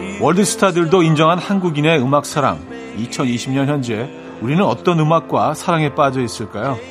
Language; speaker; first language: Korean; native; Korean